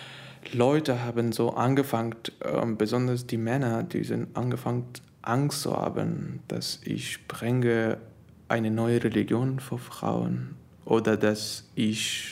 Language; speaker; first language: German; non-native, learner; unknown